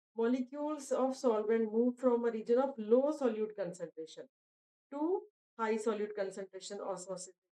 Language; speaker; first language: English; non-native, local second language; Punjabi